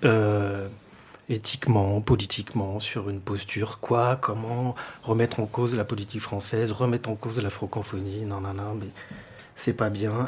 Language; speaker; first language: French; native; French